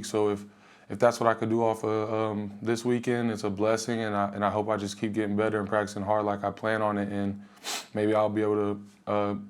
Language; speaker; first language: English; native; English